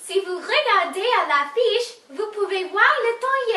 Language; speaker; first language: French; non-native, learner; English